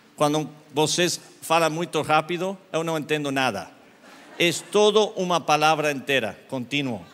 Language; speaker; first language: Portuguese; non-native, learner; English